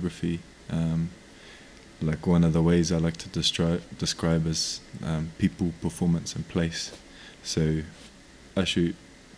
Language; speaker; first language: English; non-native, local second language; Māori